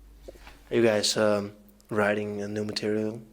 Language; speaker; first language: English; non-native, fluent; Dutch